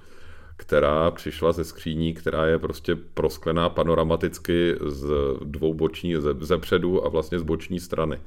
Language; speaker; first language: Czech; native; Czech